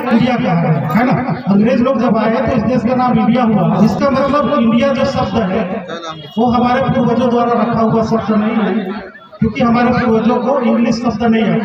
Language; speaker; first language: Hindi; non-native, local second language; Gondi